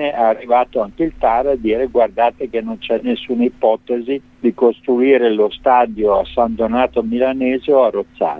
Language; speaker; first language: Italian; native; Italian